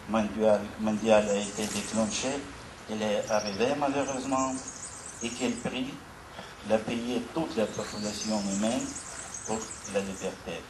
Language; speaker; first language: French; non-native, learner; Russian